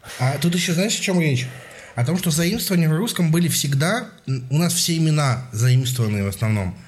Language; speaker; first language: Russian; native; Russian